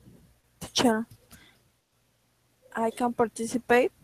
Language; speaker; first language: English; non-native, learner; Spanish